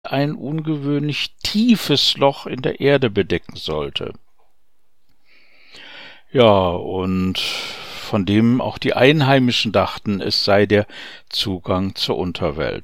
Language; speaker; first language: German; native; German